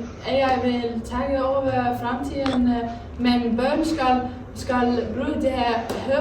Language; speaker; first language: Danish; non-native, learner; Icelandic